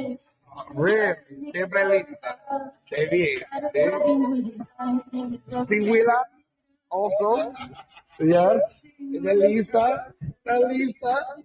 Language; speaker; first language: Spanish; non-native, learner; English